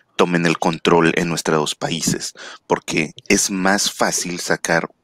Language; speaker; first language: Spanish; native; Spanish